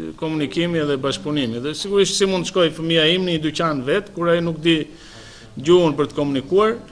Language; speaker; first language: Albanian; native; Albanian